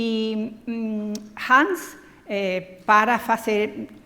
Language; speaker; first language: Portuguese; non-native, fluent; Spanish